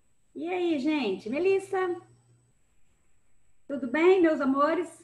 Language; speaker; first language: Portuguese; native; Portuguese